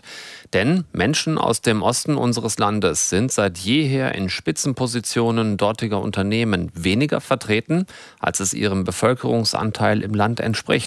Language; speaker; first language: German; native; German